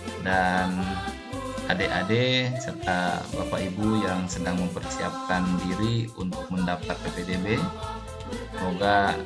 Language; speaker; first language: Indonesian; native; Indonesian